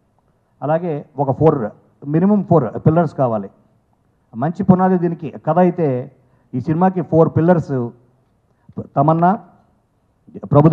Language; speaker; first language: Telugu; native; Telugu